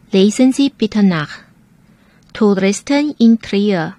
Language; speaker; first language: German; non-native, fluent; Chinese